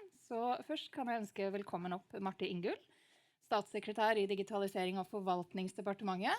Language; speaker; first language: Norwegian; native; Norwegian